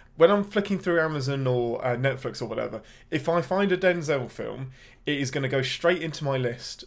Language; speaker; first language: English; native; English